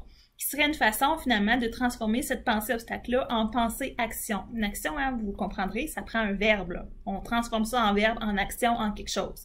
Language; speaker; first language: French; native; French